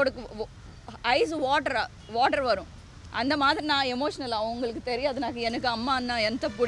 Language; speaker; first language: Tamil; non-native, learner; Telugu